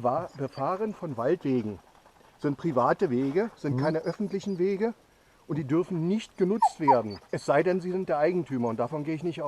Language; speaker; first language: German; native; German